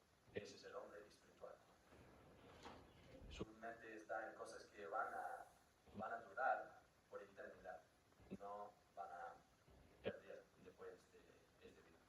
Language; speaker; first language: Spanish; non-native, fluent; English